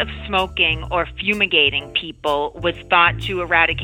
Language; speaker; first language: English; native; English